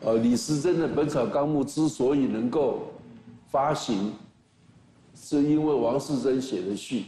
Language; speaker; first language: Chinese; native; Chinese